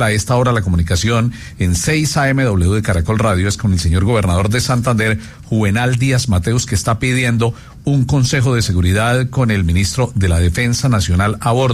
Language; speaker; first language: Spanish; native; Spanish